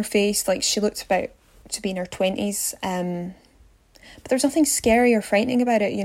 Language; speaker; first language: English; native; English